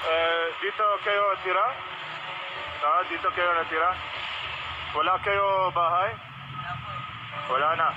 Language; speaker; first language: Filipino; non-native, learner; Arabic